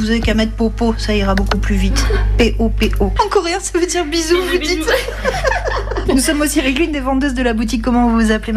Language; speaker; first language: French; native; French